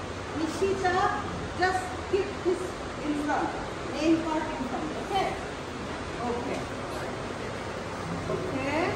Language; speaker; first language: English; non-native, local second language; Bangla